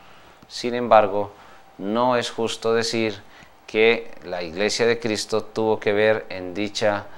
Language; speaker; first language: Spanish; native; Spanish